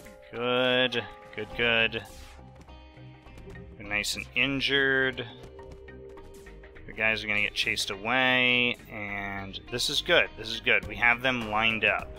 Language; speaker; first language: English; native; English